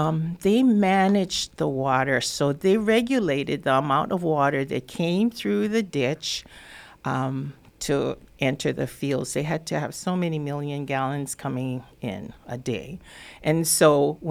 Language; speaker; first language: English; native; English